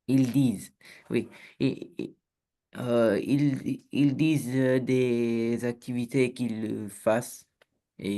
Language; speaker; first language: French; non-native, learner; Romanian